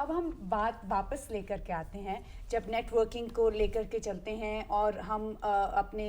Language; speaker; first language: Urdu; native; Urdu